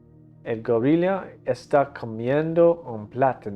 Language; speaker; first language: Spanish; non-native, learner; English